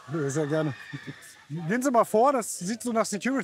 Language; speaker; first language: German; native; German